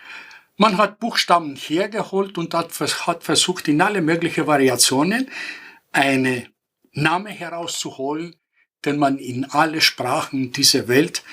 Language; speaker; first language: German; non-native, fluent; Greek